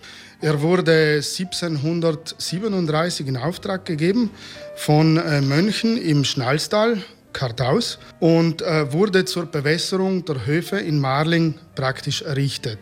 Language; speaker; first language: German; native; German